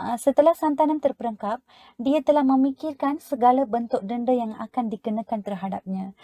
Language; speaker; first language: Malay; non-native, local second language; Tamil